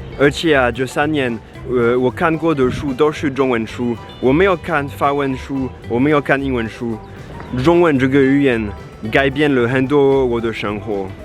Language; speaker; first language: Chinese; non-native, fluent; French